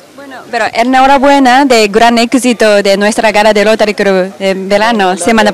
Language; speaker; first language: Spanish; non-native, learner; Japanese